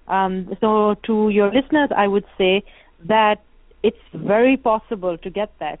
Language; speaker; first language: English; non-native, local second language; Urdu